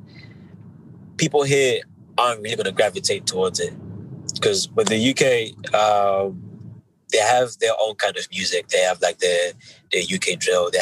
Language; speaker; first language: English; non-native, local second language; Shona